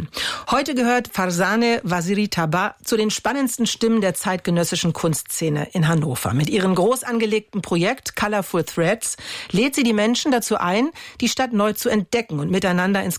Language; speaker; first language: German; native; German